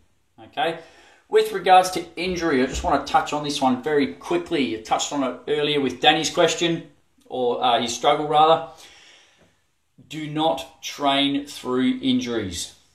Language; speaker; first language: English; native; English